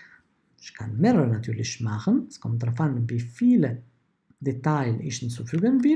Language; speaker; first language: German; non-native, fluent; Italian